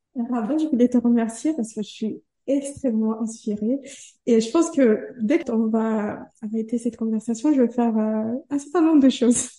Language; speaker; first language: French; non-native, local second language; Ngazidja Comorian